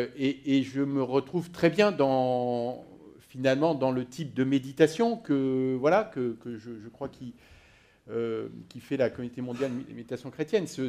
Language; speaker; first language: French; native; French